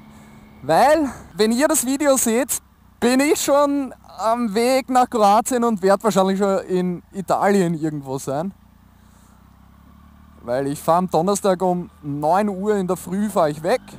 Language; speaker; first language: German; native; German